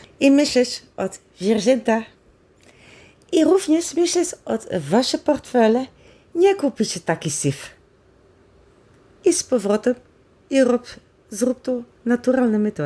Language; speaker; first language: Polish; non-native, learner; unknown